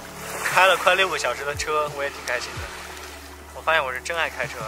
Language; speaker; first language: Chinese; native; Chinese